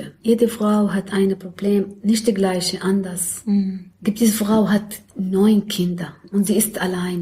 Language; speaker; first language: German; non-native, learner; Arabic